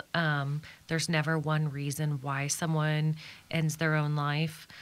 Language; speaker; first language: English; native; English